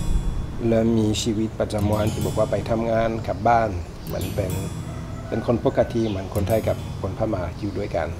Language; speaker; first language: Thai; non-native, learner; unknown